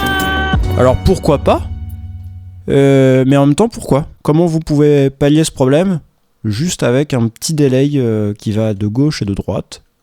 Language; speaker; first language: French; native; French